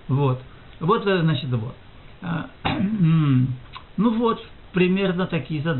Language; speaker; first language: Russian; native; Russian